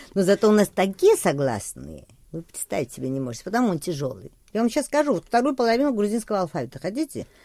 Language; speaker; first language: Russian; non-native, local second language; Georgian